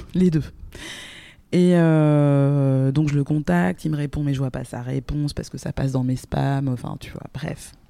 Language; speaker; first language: French; native; French